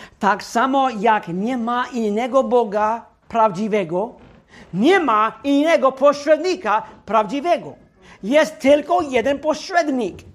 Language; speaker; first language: Polish; non-native, fluent; English